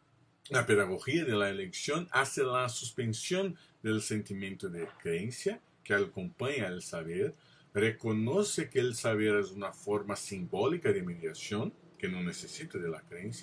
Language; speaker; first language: Spanish; non-native, fluent; Portuguese